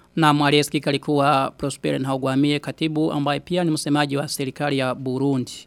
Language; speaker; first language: Swahili; non-native, local second language; Rundi